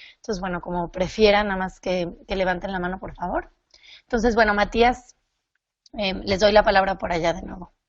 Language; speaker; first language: Spanish; native; Spanish